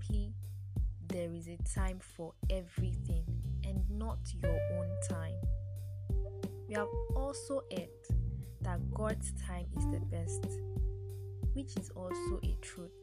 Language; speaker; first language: English; non-native, local second language; Yoruba